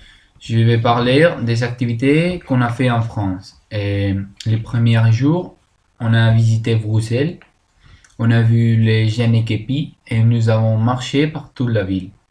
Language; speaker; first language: French; non-native, learner; Spanish